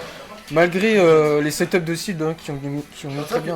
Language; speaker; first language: French; native; French